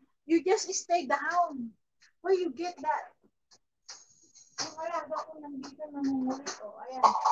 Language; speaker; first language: English; non-native, local second language; Iloko